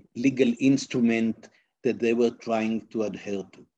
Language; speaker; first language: English; non-native, fluent; Hebrew